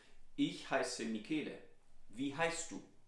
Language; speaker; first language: German; non-native, fluent; Italian